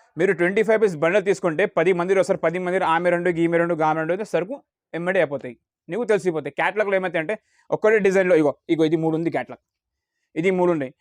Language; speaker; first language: Telugu; non-native, local second language; Urdu